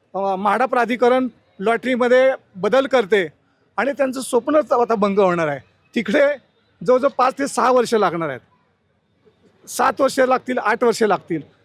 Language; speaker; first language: Marathi; native; Marathi